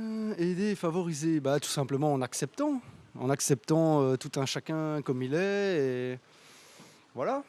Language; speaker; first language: French; native; French